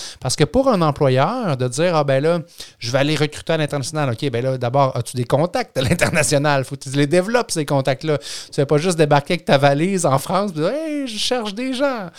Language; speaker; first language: French; native; French